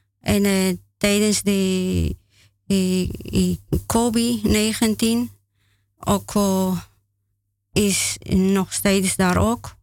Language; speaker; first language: Dutch; non-native, learner; Spanish